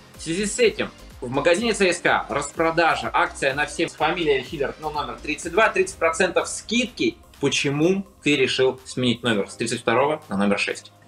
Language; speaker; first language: Russian; native; Russian